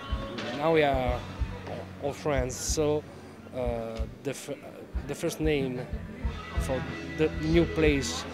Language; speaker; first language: English; non-native, learner; Italian